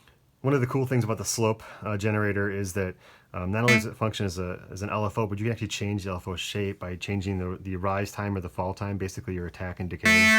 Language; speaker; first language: English; native; English